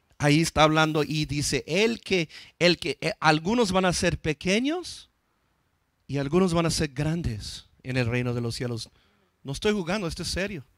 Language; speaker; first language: Spanish; non-native, fluent; English